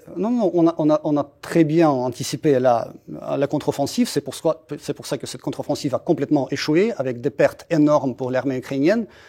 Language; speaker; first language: French; non-native, fluent; Russian